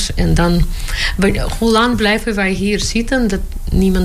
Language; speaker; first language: Dutch; non-native, learner; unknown